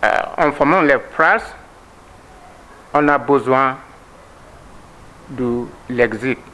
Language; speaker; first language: French; non-native, learner; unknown